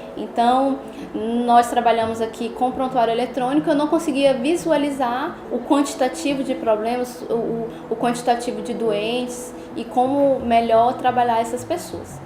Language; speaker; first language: Portuguese; native; Portuguese